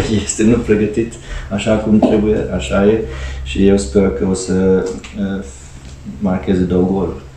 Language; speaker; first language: Romanian; non-native, fluent; Hungarian